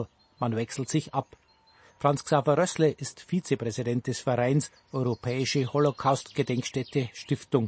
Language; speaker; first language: German; native; German